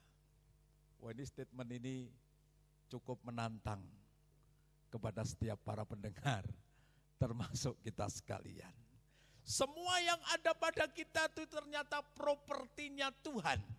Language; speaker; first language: Indonesian; native; Indonesian